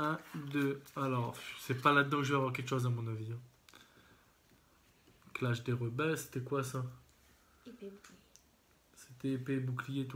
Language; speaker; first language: French; native; French